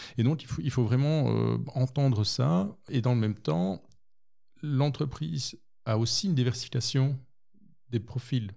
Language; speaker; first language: French; native; French